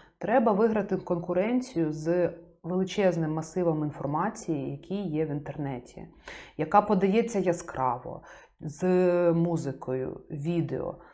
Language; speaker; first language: Ukrainian; native; Ukrainian